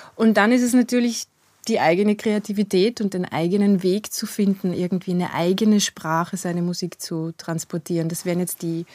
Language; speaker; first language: German; native; German